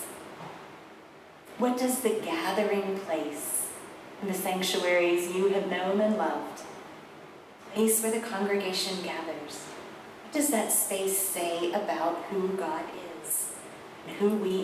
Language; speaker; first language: English; native; English